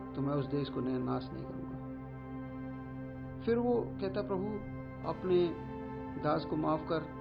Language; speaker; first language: Hindi; native; Hindi